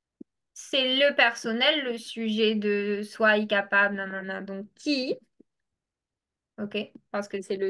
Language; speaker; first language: French; native; French